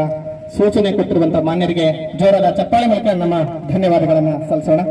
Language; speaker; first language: Kannada; native; Kannada